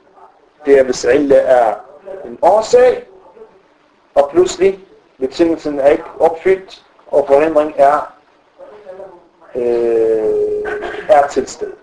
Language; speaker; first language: Danish; non-native, fluent; Arabic